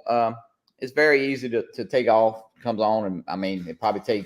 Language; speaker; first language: English; native; English